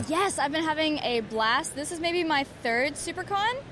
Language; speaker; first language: English; native; English